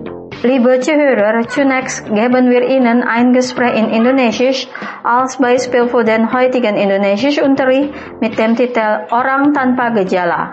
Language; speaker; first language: German; non-native, fluent; Indonesian